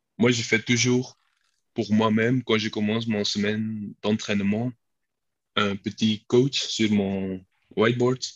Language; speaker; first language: French; non-native, local second language; Dutch